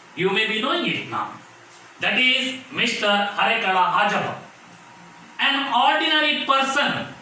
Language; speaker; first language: English; non-native, local second language; Kannada